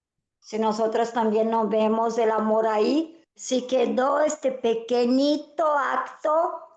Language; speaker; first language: Spanish; non-native, fluent; Portuguese